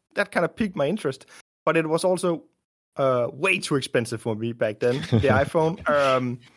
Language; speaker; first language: English; non-native, fluent; Danish